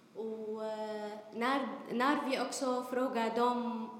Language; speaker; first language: Swedish; non-native, learner; Arabic